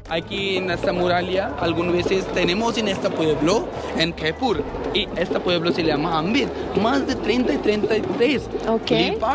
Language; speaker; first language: Spanish; non-native, learner; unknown